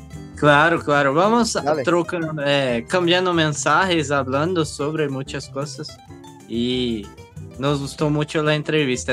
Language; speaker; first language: Spanish; non-native, learner; Portuguese